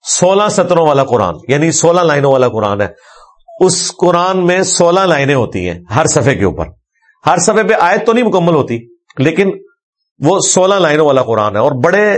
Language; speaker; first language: Urdu; non-native, local second language; Punjabi